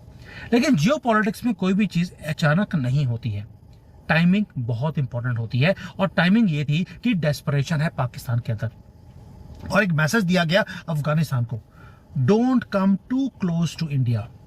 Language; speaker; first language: Hindi; native; Hindi